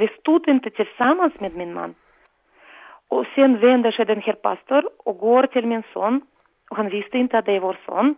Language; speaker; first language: Swedish; non-native, fluent; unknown